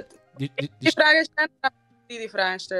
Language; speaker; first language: German; non-native, learner; Spanish